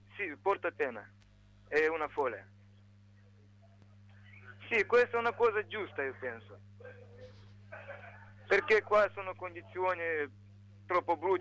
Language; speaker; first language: Italian; non-native, learner; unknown